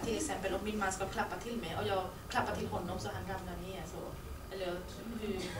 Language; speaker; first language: Swedish; non-native, fluent; Thai